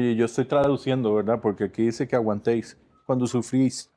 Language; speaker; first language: Spanish; native; Spanish